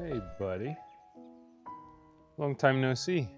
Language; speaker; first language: English; native; English